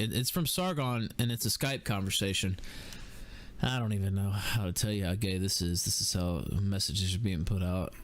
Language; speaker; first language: English; native; English